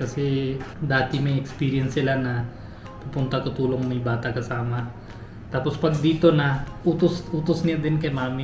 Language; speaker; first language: Filipino; non-native, learner; Hindi